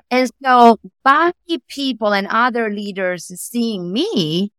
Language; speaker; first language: English; non-native, fluent; Italian